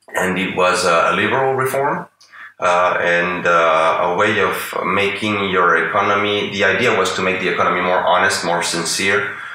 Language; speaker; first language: English; non-native, fluent; Spanish